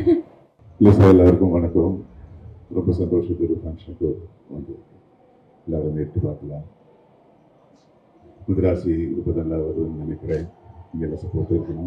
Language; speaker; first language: Tamil; non-native, learner; Telugu